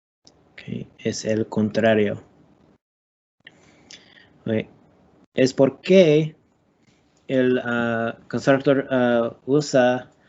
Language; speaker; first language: Spanish; non-native, learner; English